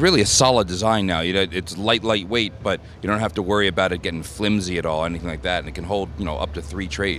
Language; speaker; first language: English; native; English